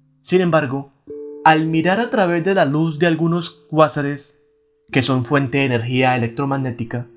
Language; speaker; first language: Spanish; native; Spanish